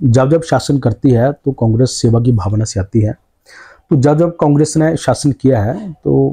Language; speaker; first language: Hindi; native; Hindi